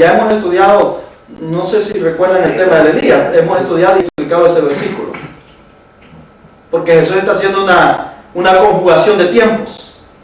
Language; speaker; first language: Spanish; native; Spanish